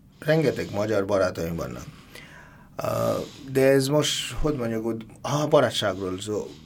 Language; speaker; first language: Hungarian; non-native, learner; Bangla